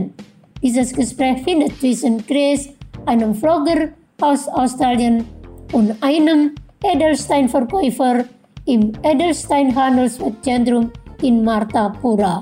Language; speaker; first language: German; non-native, fluent; Indonesian